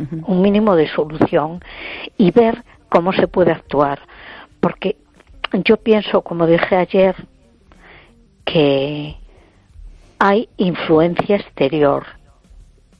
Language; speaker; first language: Spanish; native; Spanish